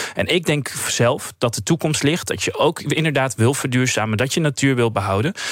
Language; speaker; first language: Dutch; native; Dutch